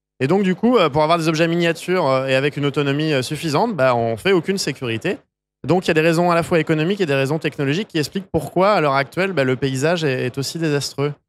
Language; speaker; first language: French; native; French